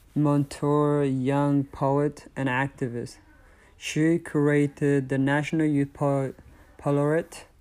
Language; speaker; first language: English; non-native, fluent; Tigrinya